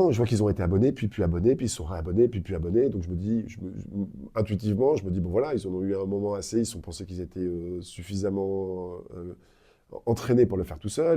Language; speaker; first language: French; native; French